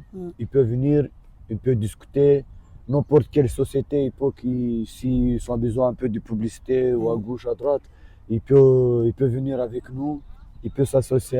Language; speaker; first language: French; non-native, learner; Romanian